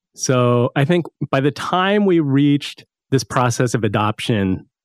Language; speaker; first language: English; native; English